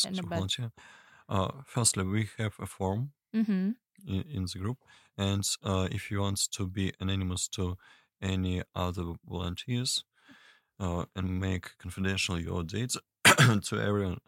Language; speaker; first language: English; non-native, learner; Russian